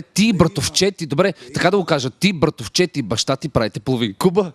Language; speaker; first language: Bulgarian; native; Bulgarian